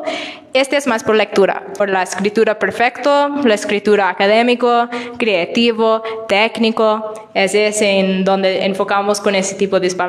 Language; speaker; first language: Spanish; non-native, learner; English